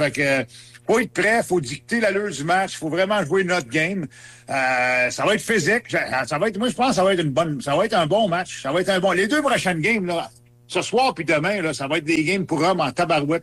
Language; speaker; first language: French; native; French